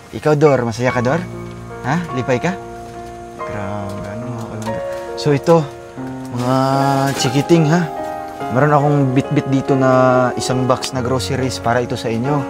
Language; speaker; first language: Filipino; non-native, local second language; Cebuano